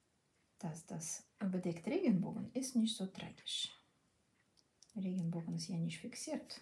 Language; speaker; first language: German; non-native, fluent; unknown